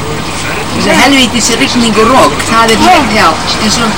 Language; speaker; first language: Icelandic; non-native, learner; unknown